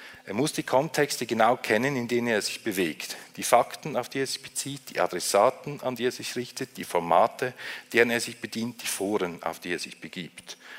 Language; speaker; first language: German; native; German